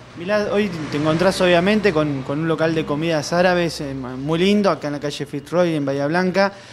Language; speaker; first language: Spanish; native; Spanish